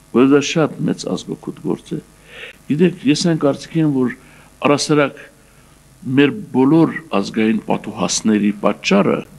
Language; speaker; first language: Armenian; native; Armenian